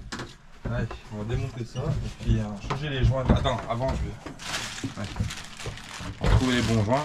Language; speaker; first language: French; native; French